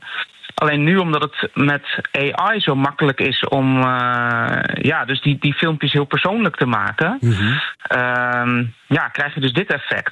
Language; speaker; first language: Dutch; native; Dutch